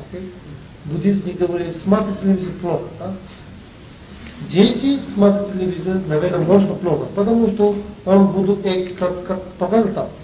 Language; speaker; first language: Russian; non-native, learner; Tibetan